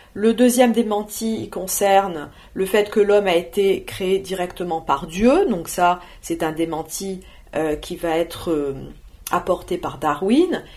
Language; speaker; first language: French; native; French